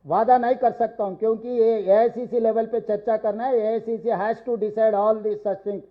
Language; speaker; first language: Hindi; non-native, local second language; Telugu